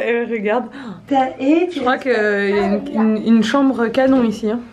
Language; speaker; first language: French; native; French